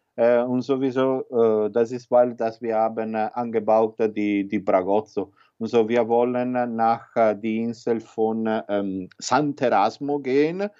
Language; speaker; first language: German; non-native, learner; Italian